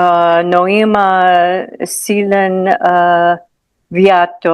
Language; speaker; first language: Bulgarian; non-native, learner; English